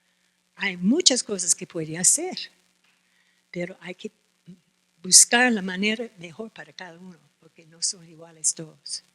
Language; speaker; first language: Spanish; non-native, fluent; English